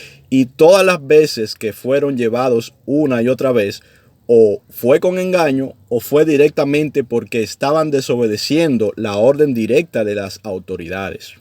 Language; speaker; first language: Spanish; native; Spanish